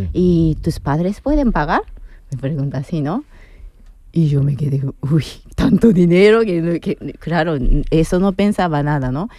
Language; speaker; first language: Spanish; non-native, fluent; Japanese